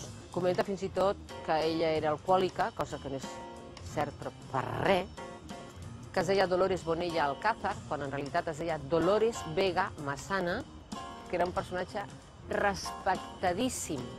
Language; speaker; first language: Catalan; native; Catalan